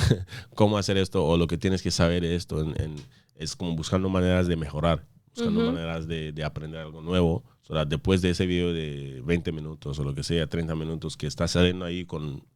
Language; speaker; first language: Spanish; early bilingual, other home language; English